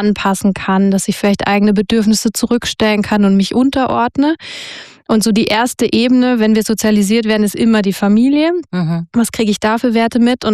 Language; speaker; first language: German; native; German